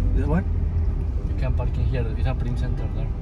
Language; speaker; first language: English; non-native, learner; Spanish